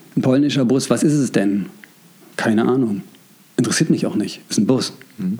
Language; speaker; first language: German; native; German